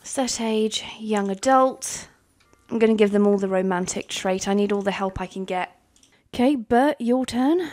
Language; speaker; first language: English; native; English